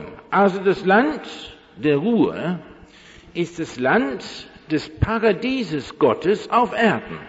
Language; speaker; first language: German; non-native, fluent; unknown